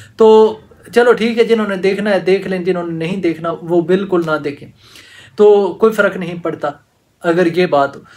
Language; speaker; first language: Urdu; non-native, local second language; Punjabi